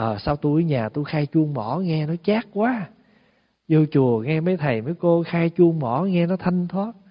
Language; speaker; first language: Vietnamese; early bilingual, heritage; Vietnamese